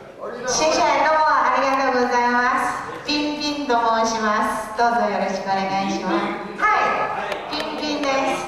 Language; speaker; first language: Japanese; non-native, learner; Chinese